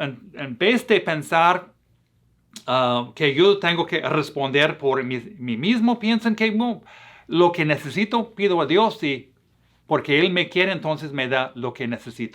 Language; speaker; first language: Spanish; non-native, fluent; English